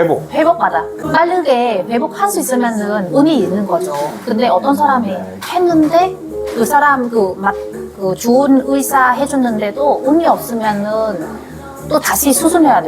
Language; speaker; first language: Korean; non-native, learner; Vietnamese